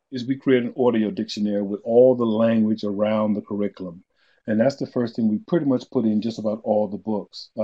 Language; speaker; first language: English; native; English